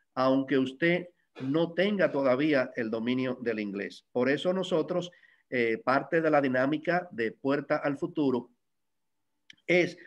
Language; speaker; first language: Spanish; native; Spanish